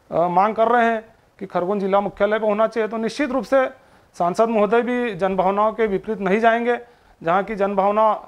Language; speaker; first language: Hindi; native; Hindi